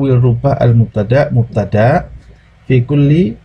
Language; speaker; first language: Arabic; non-native, fluent; Indonesian